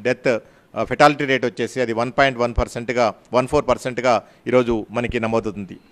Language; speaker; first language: Telugu; native; Telugu